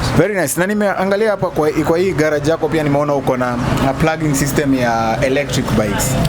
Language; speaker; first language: Swahili; native; Swahili